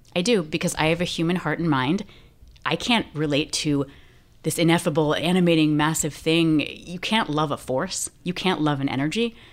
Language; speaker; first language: English; native; English